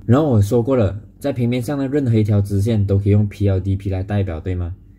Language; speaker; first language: Chinese; native; Chinese